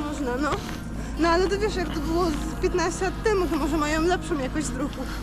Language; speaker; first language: Polish; native; Polish